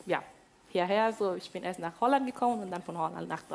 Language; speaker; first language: German; non-native, fluent; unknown